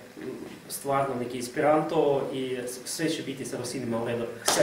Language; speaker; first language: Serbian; non-native, fluent; Russian